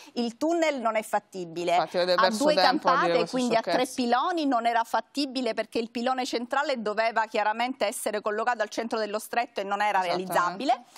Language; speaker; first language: Italian; native; Italian